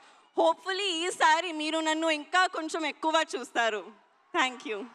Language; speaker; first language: Telugu; non-native, learner; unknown